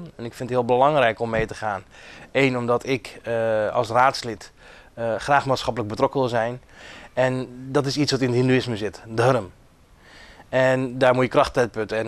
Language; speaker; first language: Dutch; native; Dutch